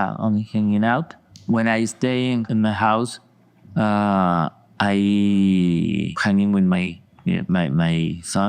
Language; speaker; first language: English; non-native, learner; Spanish